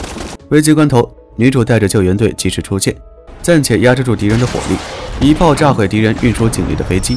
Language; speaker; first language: Chinese; native; Chinese